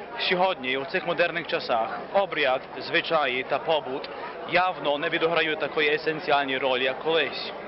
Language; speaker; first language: Ukrainian; early bilingual, heritage; Ukrainian